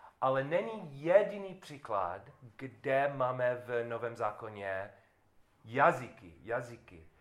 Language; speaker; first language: Czech; non-native, learner; English